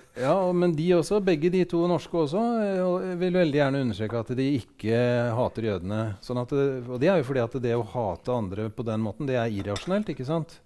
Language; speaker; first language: Norwegian; native; Norwegian